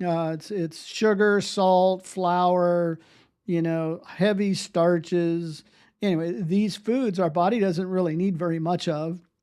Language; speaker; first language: English; native; English